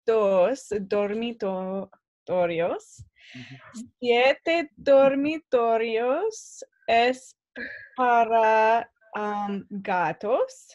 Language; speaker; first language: Spanish; non-native, learner; English